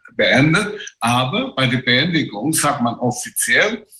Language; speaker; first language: German; non-native, fluent; Chinese